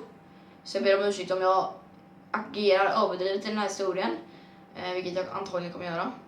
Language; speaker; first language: Swedish; native; Swedish